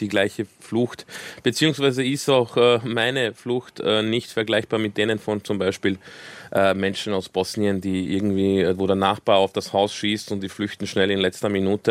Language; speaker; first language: German; early bilingual, other home language; Croatian